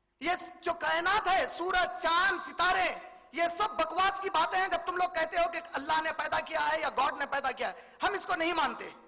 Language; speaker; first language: Urdu; native; Urdu